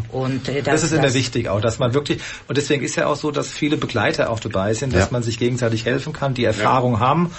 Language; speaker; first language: German; native; German